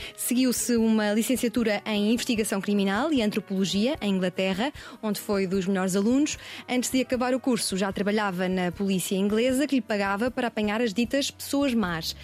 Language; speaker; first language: Portuguese; native; Portuguese